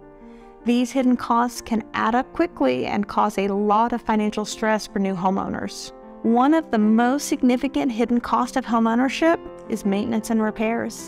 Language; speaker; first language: English; native; English